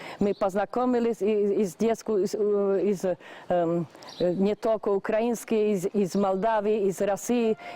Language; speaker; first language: Russian; non-native, learner; Slovak